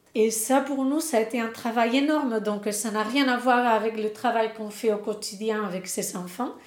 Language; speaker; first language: French; non-native, fluent; Spanish